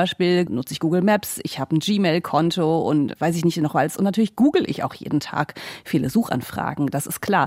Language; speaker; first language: German; native; German